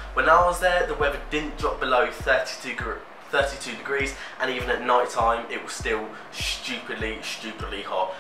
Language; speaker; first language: English; native; English